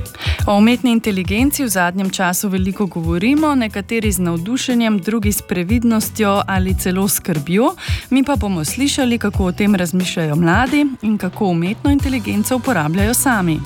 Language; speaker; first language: Slovenian; native; Slovenian